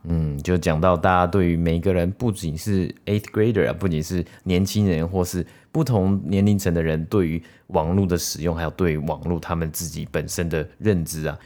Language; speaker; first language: Chinese; native; Chinese